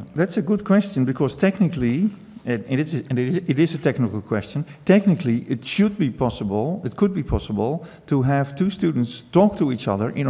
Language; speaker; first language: English; non-native, fluent; Dutch